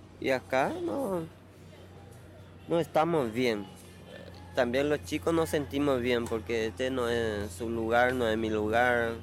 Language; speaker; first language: Spanish; non-native, local second language; Guarani